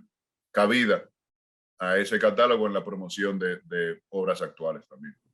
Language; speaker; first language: Spanish; native; Spanish